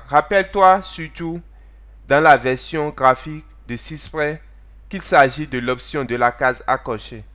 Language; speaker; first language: French; non-native, local second language; Fon